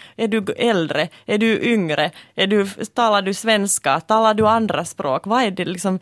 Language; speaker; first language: Swedish; native; Swedish